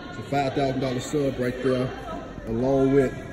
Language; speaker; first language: English; native; English